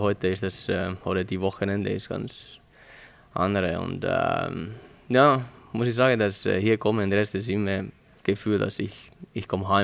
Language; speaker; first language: German; non-native, learner; Finnish